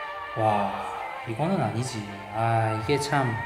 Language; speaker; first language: Korean; native; Korean